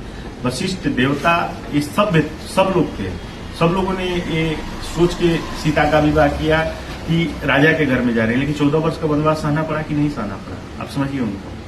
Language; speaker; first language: Hindi; native; Hindi